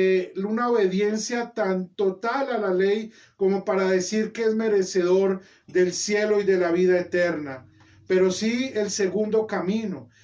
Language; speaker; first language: Spanish; native; Spanish